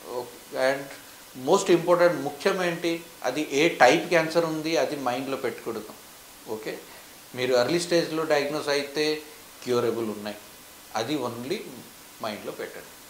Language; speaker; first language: Telugu; non-native, fluent; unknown